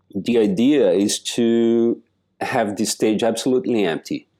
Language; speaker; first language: English; non-native, fluent; Portuguese